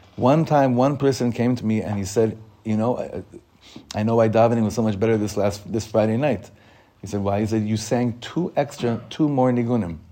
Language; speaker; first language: English; native; English